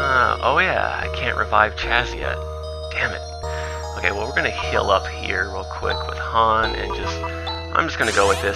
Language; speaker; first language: English; native; English